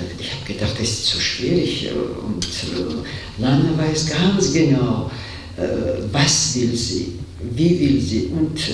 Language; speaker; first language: German; non-native, fluent; Georgian